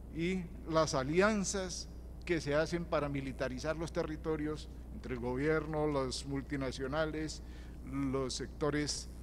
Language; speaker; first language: Spanish; native; Spanish